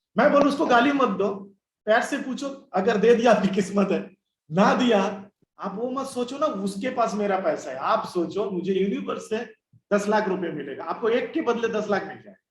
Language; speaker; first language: Hindi; non-native, local second language; Bangla